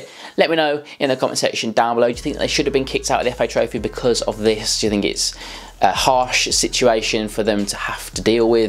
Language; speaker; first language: English; native; English